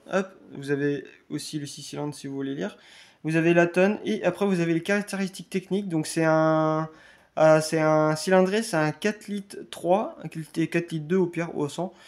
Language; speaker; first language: French; native; French